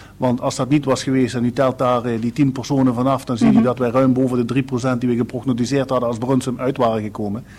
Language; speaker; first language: Dutch; native; Dutch